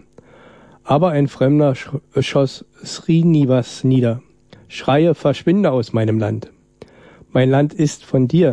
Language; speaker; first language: German; native; German